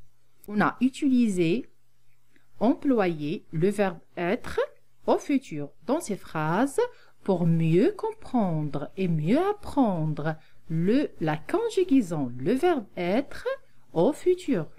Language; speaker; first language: French; non-native, local second language; Arabic